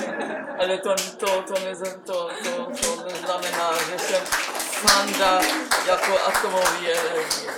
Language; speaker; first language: Czech; non-native, local second language; German